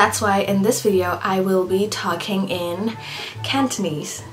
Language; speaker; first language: English; non-native, local second language; Cantonese